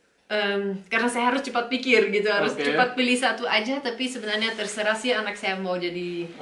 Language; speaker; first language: Indonesian; non-native, fluent; Dutch